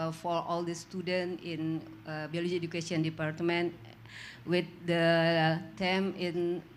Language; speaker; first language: English; non-native, learner; Indonesian